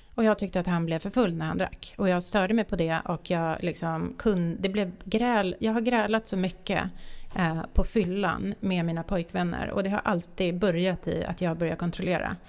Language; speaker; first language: Swedish; native; Swedish